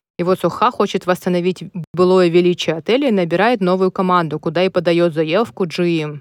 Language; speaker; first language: Russian; native; Russian